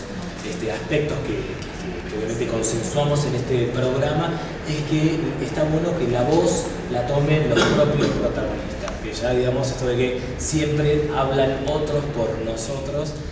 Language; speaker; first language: Spanish; native; Spanish